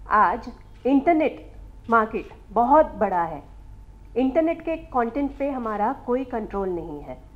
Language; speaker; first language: Hindi; native; Hindi